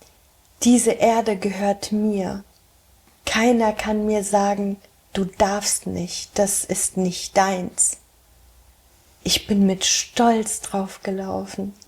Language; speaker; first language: German; early bilingual, heritage; German